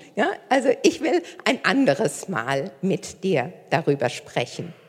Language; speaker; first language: German; native; German